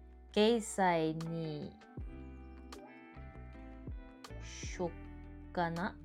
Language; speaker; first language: Japanese; non-native, learner; French